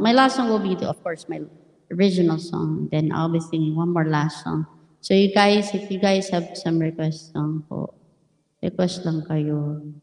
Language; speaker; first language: English; non-native, local second language; Filipino